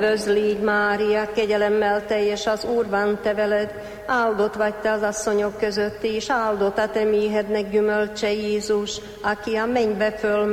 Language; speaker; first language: Hungarian; native; Hungarian